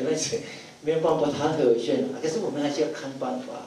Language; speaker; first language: Chinese; non-native, fluent; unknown